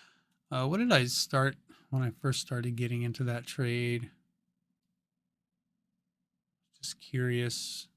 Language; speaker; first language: English; native; English